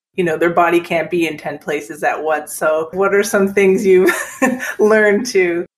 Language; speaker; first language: English; native; English